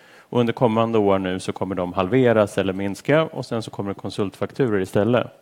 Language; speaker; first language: Swedish; native; Swedish